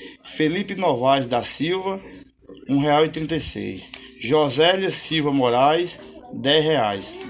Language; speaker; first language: Portuguese; native; Portuguese